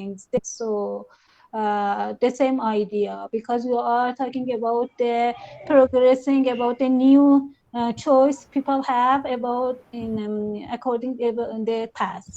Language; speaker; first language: English; non-native, learner; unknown